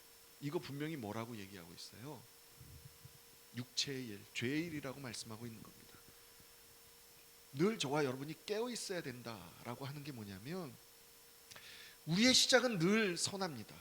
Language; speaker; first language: Korean; native; Korean